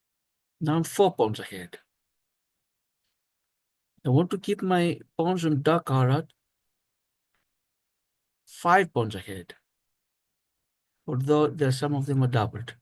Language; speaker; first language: English; non-native, fluent; Greek